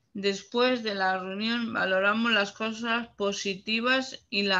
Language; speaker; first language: Spanish; native; Spanish